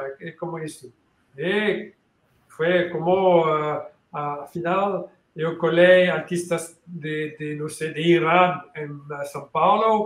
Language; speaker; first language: Portuguese; non-native, learner; French